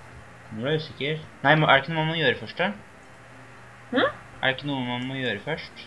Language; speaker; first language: Norwegian; native; Norwegian